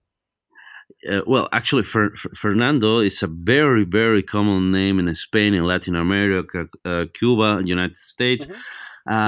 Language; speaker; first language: English; non-native, fluent; Spanish